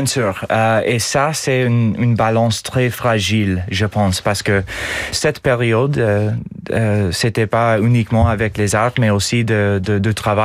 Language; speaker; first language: French; non-native, learner; English